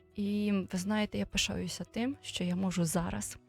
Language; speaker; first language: Ukrainian; native; Ukrainian